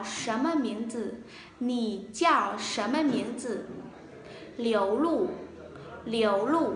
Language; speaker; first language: Chinese; non-native, fluent; Vietnamese